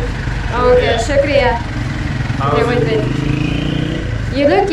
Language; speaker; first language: English; non-native, fluent; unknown